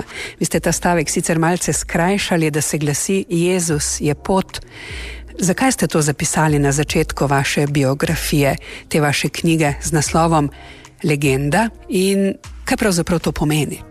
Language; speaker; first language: Slovenian; native; Slovenian